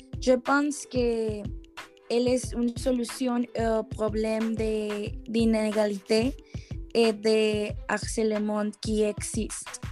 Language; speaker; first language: French; non-native, learner; Spanish